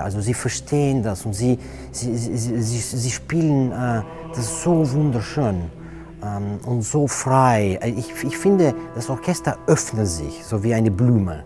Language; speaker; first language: German; non-native, fluent; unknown